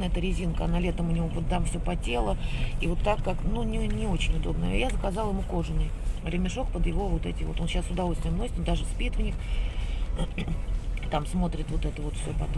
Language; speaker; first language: Russian; native; Russian